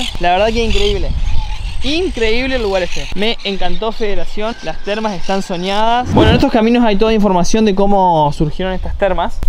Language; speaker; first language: Spanish; native; Spanish